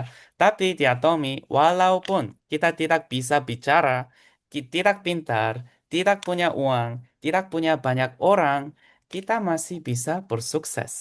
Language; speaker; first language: Indonesian; non-native, fluent; Korean